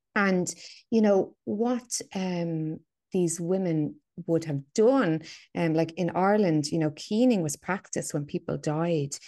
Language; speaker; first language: English; native; English